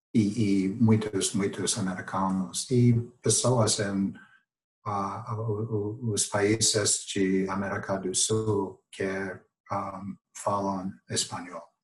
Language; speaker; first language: Portuguese; non-native, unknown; English